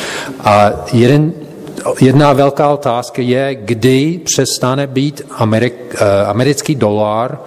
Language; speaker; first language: Czech; non-native, fluent; English